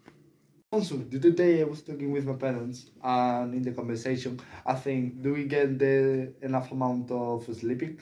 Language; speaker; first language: English; non-native, learner; Spanish